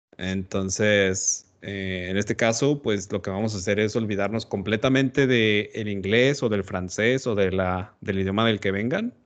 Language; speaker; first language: Spanish; native; Spanish